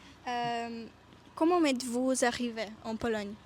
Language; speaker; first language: French; non-native, learner; Polish